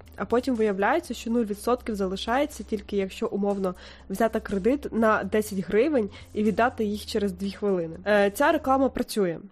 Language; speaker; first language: Ukrainian; native; Ukrainian